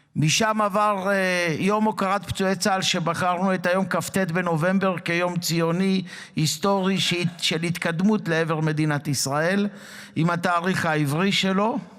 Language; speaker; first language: Hebrew; native; Hebrew